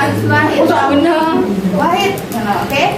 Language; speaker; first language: Arabic; non-native, learner; Indonesian